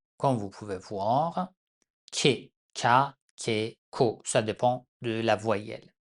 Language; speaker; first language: French; non-native, fluent; Persian